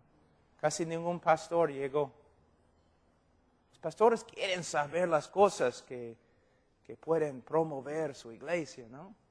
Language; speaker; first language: Spanish; non-native, fluent; English